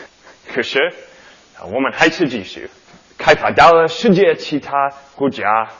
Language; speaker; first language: Chinese; non-native, learner; English